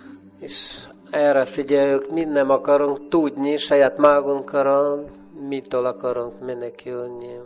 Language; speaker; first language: Hungarian; non-native, fluent; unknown